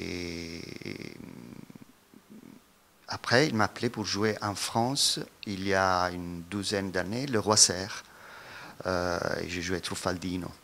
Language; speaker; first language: French; non-native, fluent; Italian